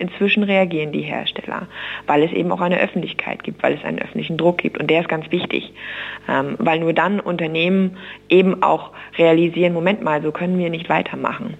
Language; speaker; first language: German; native; German